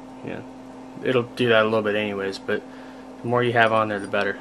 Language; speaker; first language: English; native; English